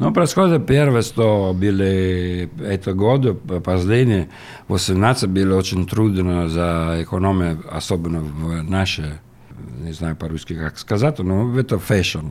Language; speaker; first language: Russian; non-native, learner; Italian